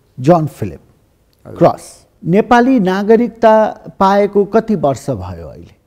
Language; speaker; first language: Nepali; native; Nepali